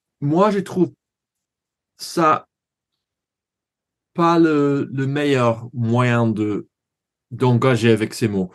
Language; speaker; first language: French; non-native, learner; English